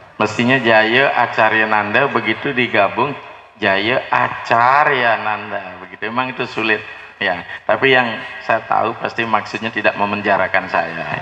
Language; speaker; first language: Indonesian; non-native, local second language; Balinese